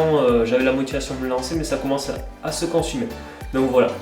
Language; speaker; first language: French; native; French